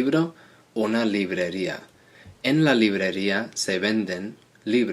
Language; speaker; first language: Spanish; non-native, fluent; English